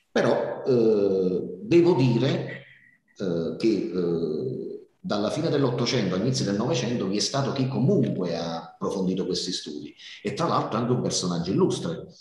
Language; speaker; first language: Italian; native; Italian